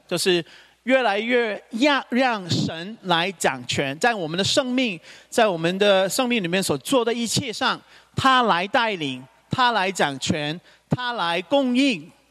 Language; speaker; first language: Chinese; non-native, local second language; Cantonese